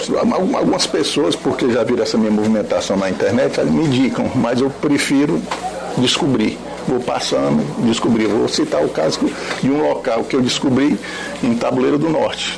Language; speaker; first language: Portuguese; native; Portuguese